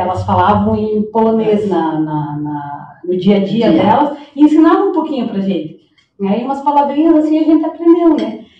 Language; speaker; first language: Portuguese; native; Portuguese